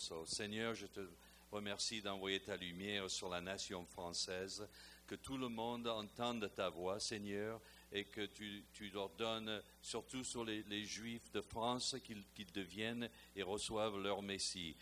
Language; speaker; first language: French; native; French